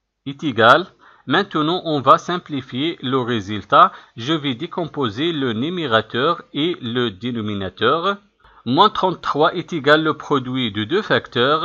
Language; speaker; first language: French; non-native, local second language; Arabic